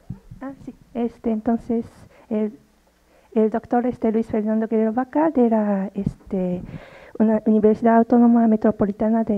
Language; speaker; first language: Spanish; non-native, fluent; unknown